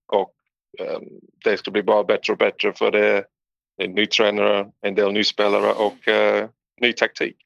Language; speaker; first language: Swedish; non-native, learner; English